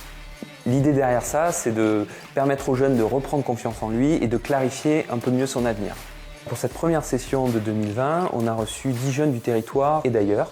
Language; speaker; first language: French; native; French